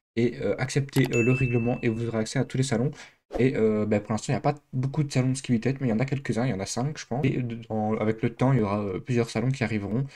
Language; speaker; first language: French; native; French